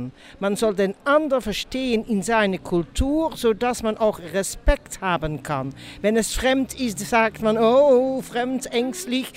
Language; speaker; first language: German; non-native, fluent; Dutch